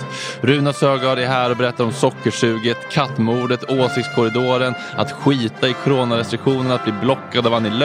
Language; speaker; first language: Swedish; native; Swedish